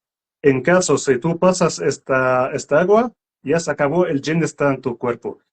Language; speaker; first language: Spanish; non-native, learner; Arabic